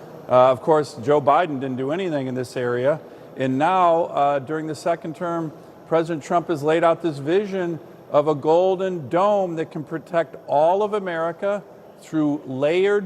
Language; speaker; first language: English; native; English